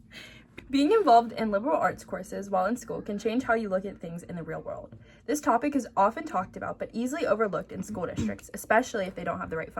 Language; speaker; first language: English; native; English